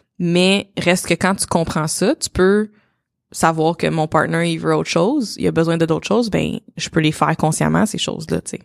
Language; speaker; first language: French; native; French